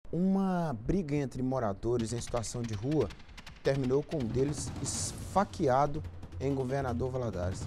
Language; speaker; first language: Portuguese; native; Portuguese